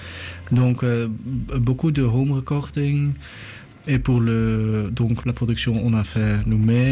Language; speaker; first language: French; non-native, fluent; Dutch